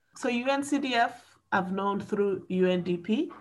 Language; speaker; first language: English; non-native, local second language; Nyanja